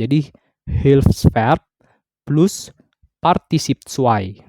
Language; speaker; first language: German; non-native, fluent; Indonesian